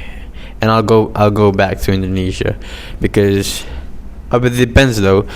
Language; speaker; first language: English; non-native, fluent; Indonesian